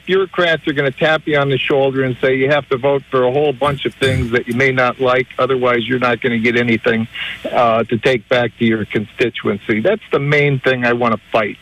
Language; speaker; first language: English; native; English